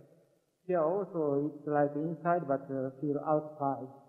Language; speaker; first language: English; non-native, learner; Japanese